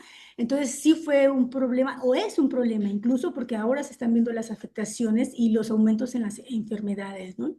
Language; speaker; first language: Spanish; native; Spanish